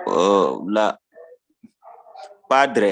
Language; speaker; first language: Spanish; non-native, learner; French